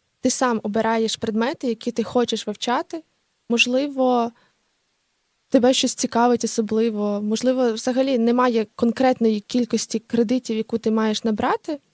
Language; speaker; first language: Ukrainian; native; Ukrainian